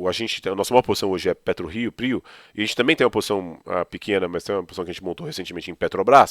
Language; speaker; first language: Portuguese; native; Portuguese